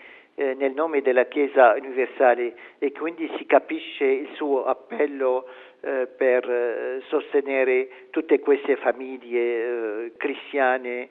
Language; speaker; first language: Italian; non-native, fluent; Arabic